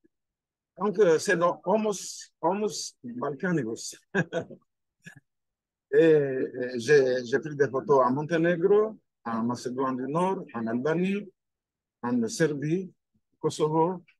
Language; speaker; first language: French; non-native, fluent; Albanian